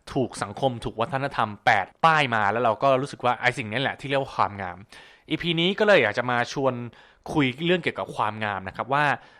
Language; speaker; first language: Thai; native; Thai